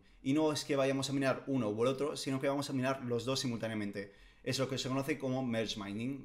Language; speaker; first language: Spanish; native; Spanish